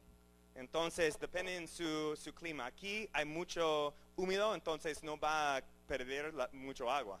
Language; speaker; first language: Spanish; non-native, learner; English